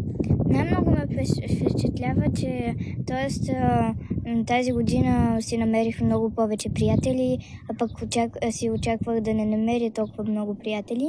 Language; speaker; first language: Bulgarian; early bilingual, heritage; Bulgarian